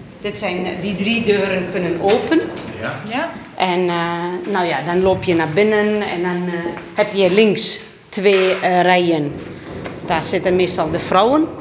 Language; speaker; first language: Dutch; early bilingual, other home language; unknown